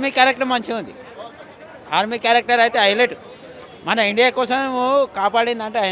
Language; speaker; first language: Telugu; native; Telugu